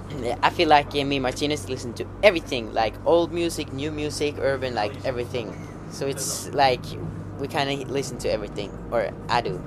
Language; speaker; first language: English; non-native, fluent; Norwegian